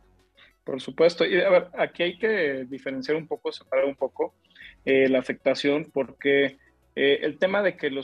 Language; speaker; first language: Spanish; native; Spanish